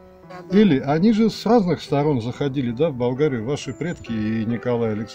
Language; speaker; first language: Russian; native; Russian